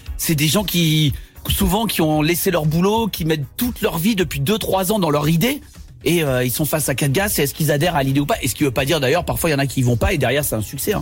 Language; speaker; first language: French; native; French